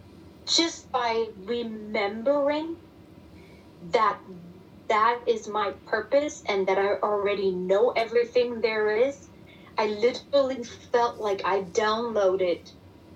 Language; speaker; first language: English; non-native, fluent; German